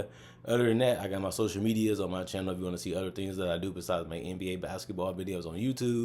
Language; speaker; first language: English; native; English